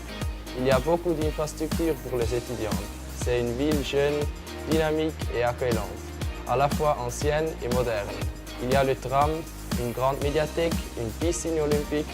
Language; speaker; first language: French; non-native, fluent; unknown